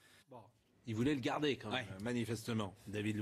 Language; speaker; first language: French; native; French